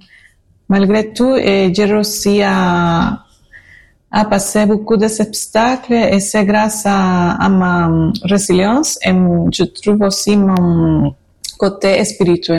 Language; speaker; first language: French; non-native, fluent; Spanish